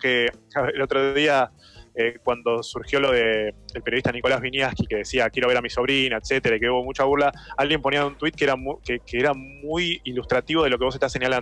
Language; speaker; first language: Spanish; native; Spanish